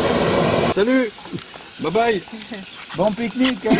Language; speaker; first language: French; native; French